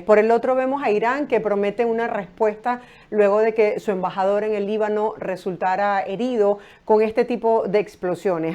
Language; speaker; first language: Spanish; native; Spanish